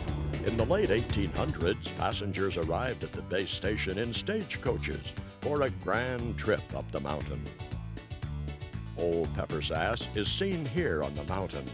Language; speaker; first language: English; native; English